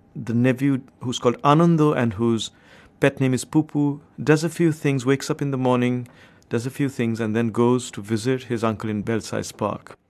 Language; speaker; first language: English; non-native, local second language; Bangla